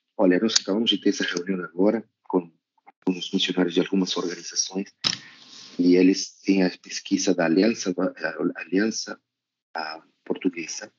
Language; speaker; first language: Portuguese; non-native, fluent; Spanish